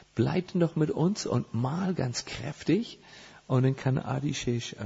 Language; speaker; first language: German; native; German